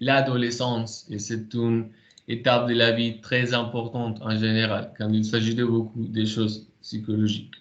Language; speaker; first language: French; non-native, fluent; Spanish